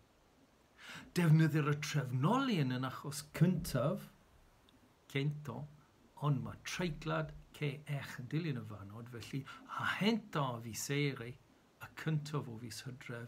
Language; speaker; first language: Welsh; native; Welsh